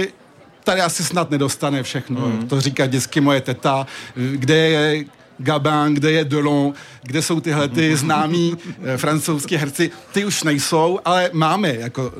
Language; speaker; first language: Czech; early bilingual, heritage; French